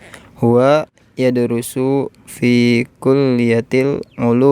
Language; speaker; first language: Arabic; non-native, learner; Indonesian